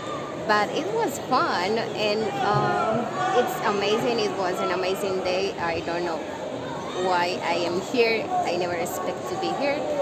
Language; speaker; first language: English; non-native, learner; Spanish